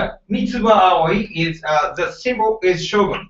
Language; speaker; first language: English; non-native, learner; Japanese